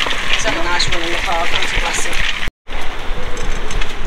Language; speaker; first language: English; native; English